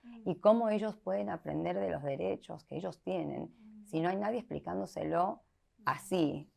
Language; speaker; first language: Spanish; early bilingual, heritage; Spanish